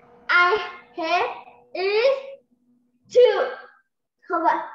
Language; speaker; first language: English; non-native, learner; Vietnamese